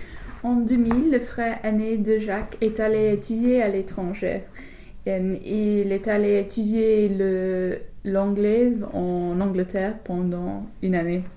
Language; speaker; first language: French; non-native, learner; English